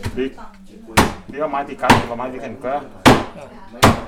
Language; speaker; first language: Danish; non-native, fluent; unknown